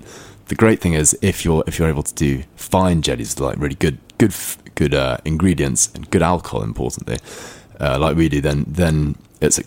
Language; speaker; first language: English; native; English